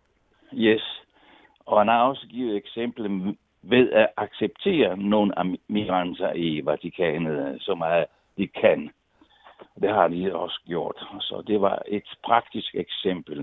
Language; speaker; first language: Danish; non-native, fluent; Italian